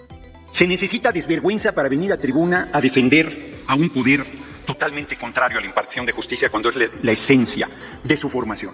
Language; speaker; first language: Spanish; native; Spanish